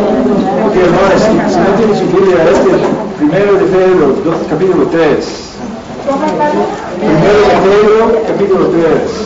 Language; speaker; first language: Spanish; non-native, learner; English